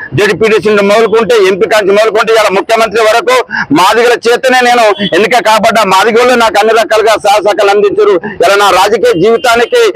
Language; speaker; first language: Telugu; native; Telugu